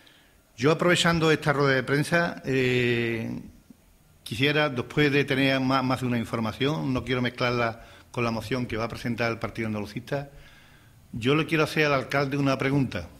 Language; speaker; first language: Spanish; native; Spanish